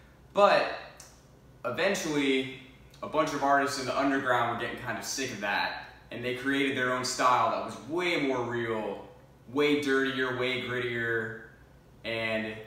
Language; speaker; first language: English; native; English